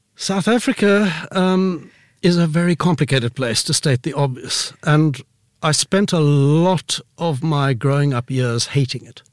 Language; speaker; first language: English; native; English